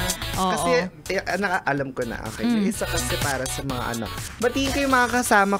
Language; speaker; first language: Filipino; native; Filipino